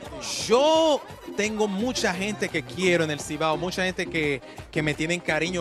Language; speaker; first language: Spanish; native; Spanish